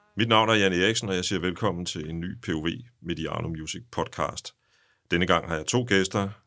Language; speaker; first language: Danish; native; Danish